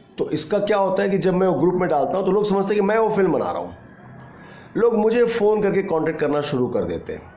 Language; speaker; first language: Hindi; native; Hindi